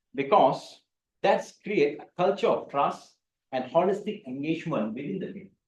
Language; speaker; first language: English; non-native, local second language; Tamil